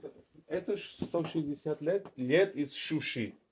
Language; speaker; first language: Russian; non-native, learner; Armenian